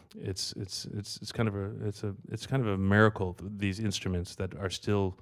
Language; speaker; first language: English; native; English